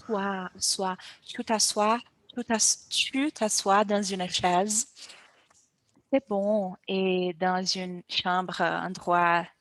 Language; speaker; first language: French; non-native, learner; Portuguese